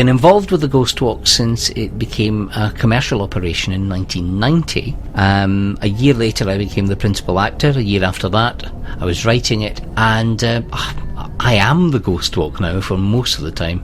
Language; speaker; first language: English; native; English